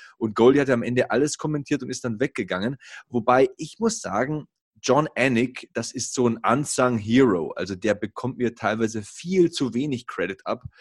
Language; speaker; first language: German; native; German